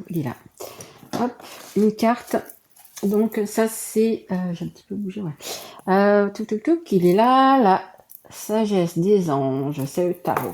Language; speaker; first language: French; native; French